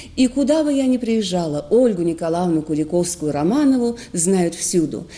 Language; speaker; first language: Russian; native; Russian